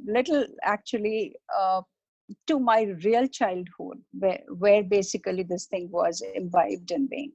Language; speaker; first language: English; non-native, local second language; Hindi